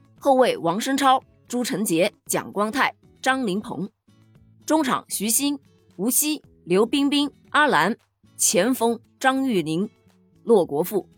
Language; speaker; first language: Chinese; native; Chinese